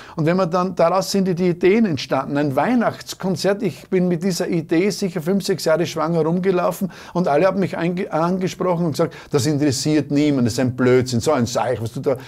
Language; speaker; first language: German; native; German